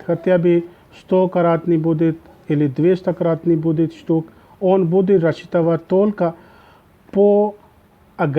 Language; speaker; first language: Russian; non-native, learner; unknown